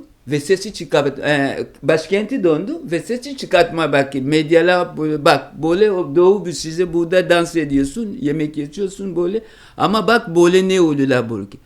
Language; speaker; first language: Turkish; non-native, learner; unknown